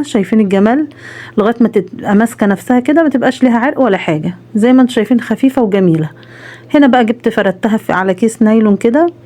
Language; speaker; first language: Arabic; native; Arabic